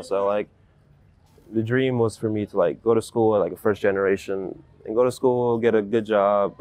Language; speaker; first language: English; native; English